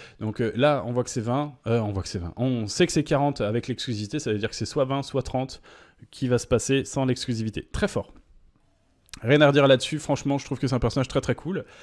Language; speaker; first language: French; native; French